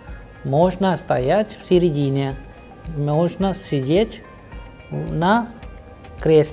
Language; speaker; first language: Russian; non-native, fluent; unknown